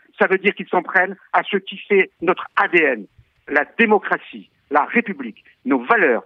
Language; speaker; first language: French; native; French